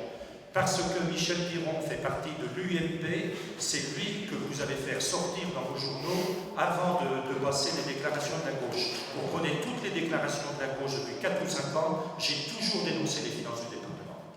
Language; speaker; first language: French; native; French